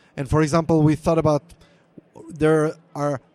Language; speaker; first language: English; non-native, fluent; Hebrew